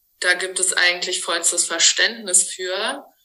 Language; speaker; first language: German; native; German